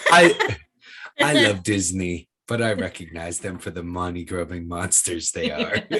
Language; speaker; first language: English; native; English